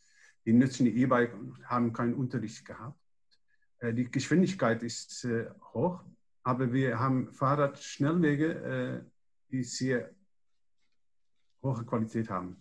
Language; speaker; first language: German; non-native, learner; Dutch